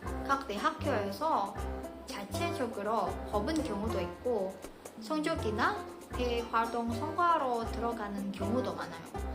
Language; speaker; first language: Korean; non-native, fluent; Indonesian